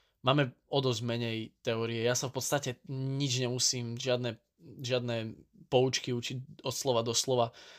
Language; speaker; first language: Slovak; native; Slovak